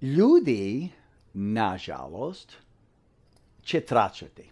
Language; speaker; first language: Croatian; early bilingual, heritage; English